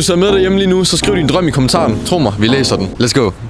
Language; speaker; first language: Danish; native; Danish